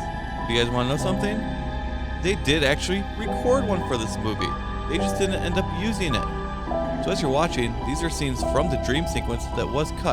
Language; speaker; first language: English; native; English